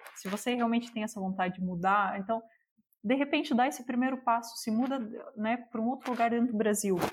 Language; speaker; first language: Portuguese; non-native, local second language; German